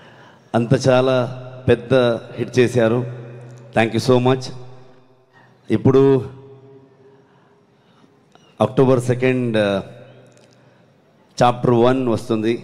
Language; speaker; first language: Telugu; non-native, learner; Kannada